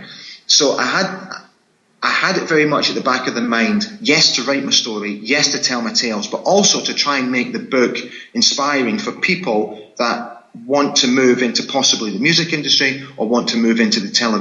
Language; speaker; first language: English; native; English